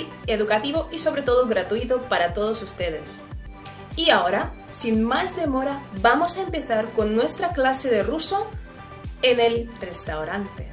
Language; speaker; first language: Spanish; non-native, fluent; Russian